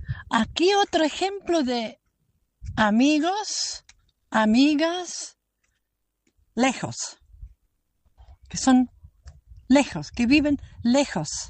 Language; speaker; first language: Spanish; non-native, fluent; German